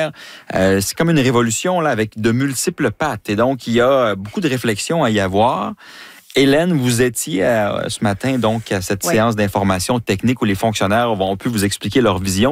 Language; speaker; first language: French; native; French